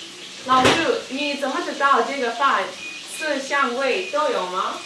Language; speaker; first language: Chinese; non-native, learner; English